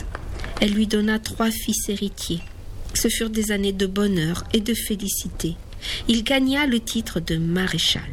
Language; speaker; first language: French; native; French